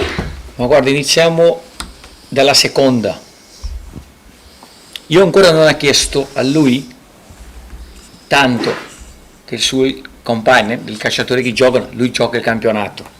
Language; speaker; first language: Italian; non-native, fluent; Portuguese